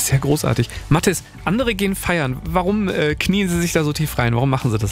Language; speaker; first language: German; native; German